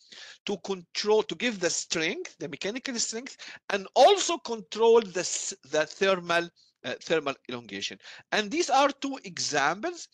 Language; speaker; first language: English; non-native, fluent; Arabic